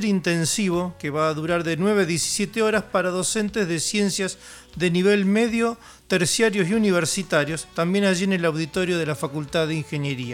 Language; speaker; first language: Spanish; native; Spanish